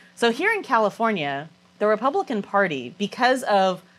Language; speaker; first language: English; native; English